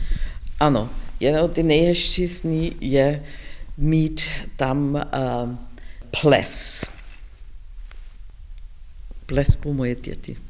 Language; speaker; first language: Czech; non-native, learner; German